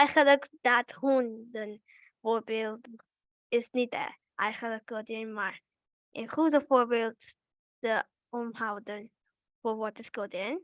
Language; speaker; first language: Dutch; early bilingual, other home language; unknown